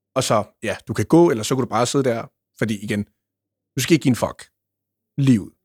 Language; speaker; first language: Danish; early bilingual, other home language; Punjabi